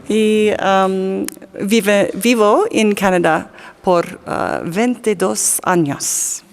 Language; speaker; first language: Spanish; non-native, learner; English